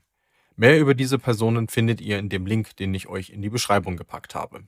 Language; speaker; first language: German; native; German